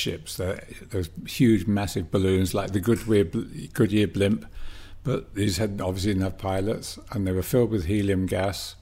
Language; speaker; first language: English; native; English